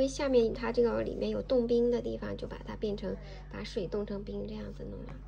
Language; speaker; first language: Chinese; native; Chinese